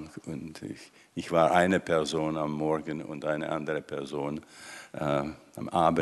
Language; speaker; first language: German; non-native, fluent; Czech